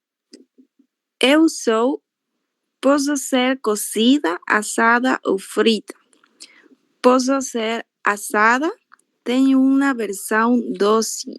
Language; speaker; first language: Portuguese; non-native, learner; Spanish